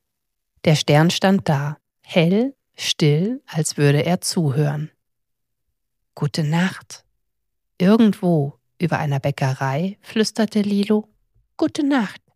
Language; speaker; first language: German; native; German